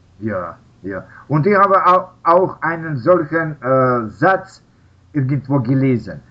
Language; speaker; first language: German; non-native, learner; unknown